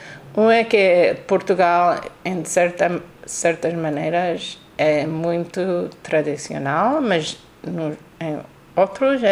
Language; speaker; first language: Portuguese; non-native, learner; English